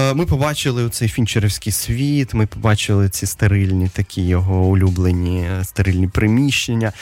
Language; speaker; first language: Ukrainian; native; Ukrainian